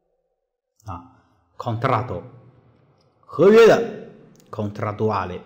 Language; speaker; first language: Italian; non-native, fluent; Chinese